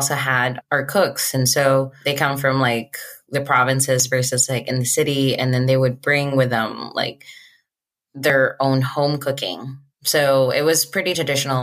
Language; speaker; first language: English; non-native, local second language; Hiligaynon